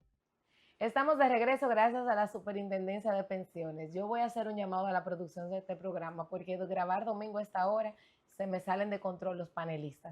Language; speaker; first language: Spanish; native; Spanish